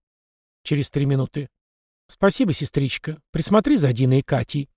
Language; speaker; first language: Russian; native; Russian